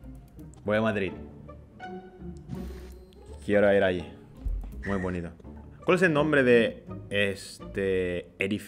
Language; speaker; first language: Spanish; non-native, fluent; Indonesian